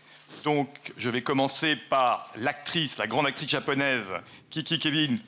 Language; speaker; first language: French; native; French